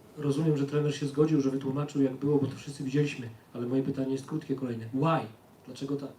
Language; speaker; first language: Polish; native; Polish